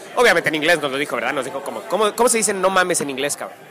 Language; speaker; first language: Spanish; native; Spanish